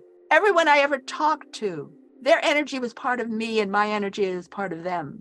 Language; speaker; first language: English; native; English